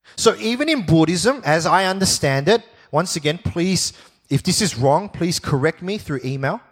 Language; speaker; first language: English; native; English